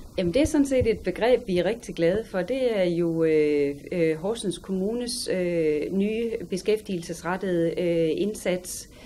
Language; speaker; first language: Danish; native; Danish